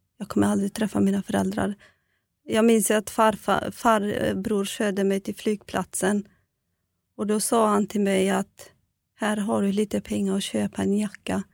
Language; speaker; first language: Swedish; non-native, fluent; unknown